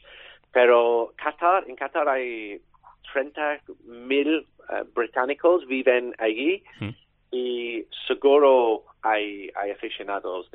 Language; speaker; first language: Spanish; non-native, learner; English